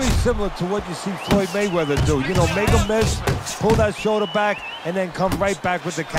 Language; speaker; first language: English; native; English